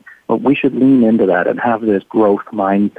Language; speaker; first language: English; native; English